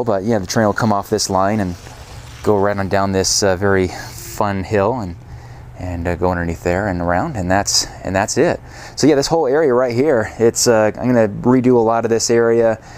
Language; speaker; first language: English; native; English